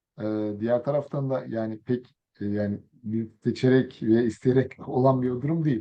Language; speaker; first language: Turkish; early bilingual, other home language; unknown